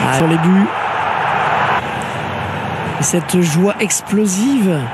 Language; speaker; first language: French; native; French